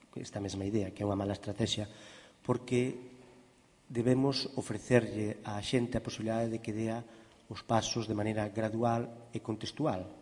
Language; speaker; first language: Galician; non-native, local second language; Spanish